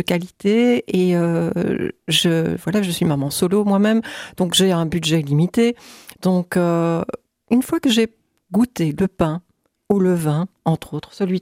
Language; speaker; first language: French; native; French